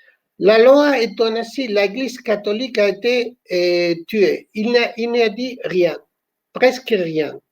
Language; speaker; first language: French; non-native, fluent; Spanish